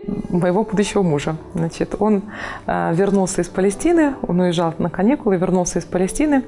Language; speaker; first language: Russian; native; Russian